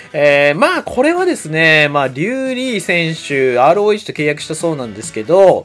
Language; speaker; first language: Japanese; native; Japanese